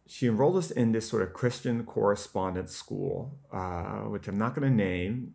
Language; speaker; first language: English; native; English